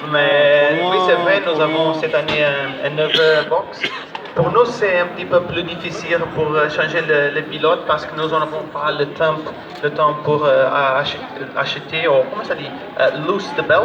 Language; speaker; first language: French; non-native, learner; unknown